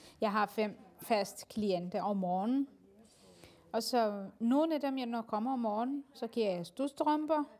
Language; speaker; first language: Danish; non-native, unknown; Somali